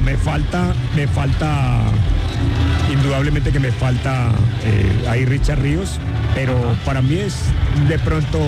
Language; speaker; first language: Spanish; native; Spanish